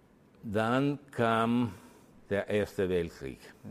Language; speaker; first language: German; early bilingual, heritage; Italian